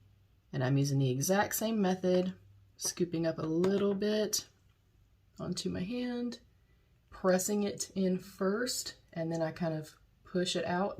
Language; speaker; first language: English; native; English